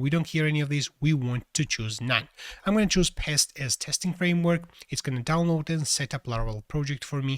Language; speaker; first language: English; non-native, fluent; Georgian